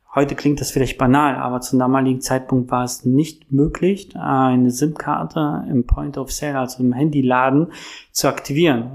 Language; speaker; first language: German; native; German